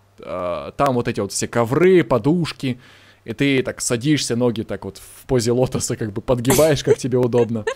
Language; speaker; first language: Russian; native; Russian